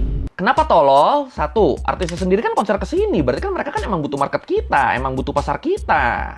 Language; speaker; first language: Indonesian; native; Indonesian